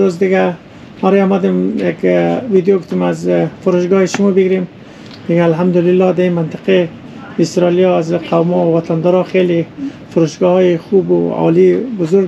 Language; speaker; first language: Persian; native; Persian